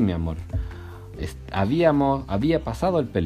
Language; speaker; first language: Spanish; native; Spanish